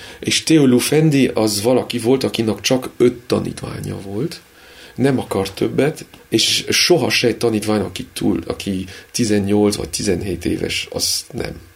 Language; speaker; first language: Hungarian; early bilingual, heritage; Hungarian